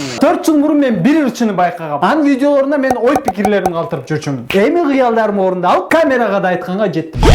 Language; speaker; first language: Kyrgyz; native; Kyrgyz